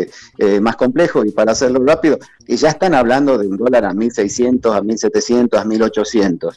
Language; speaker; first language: Spanish; native; Spanish